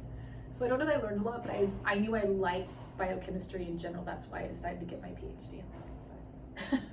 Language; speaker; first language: English; native; English